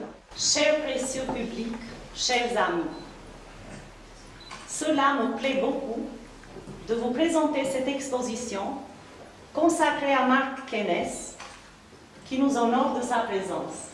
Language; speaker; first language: French; native; French